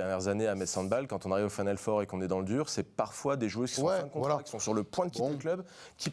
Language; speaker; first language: French; native; French